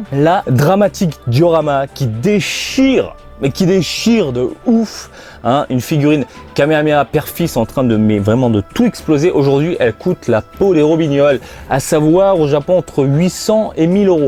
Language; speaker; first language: French; native; French